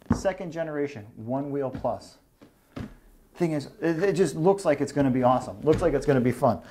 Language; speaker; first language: English; native; English